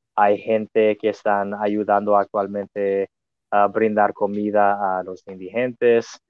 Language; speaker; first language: Spanish; non-native, fluent; English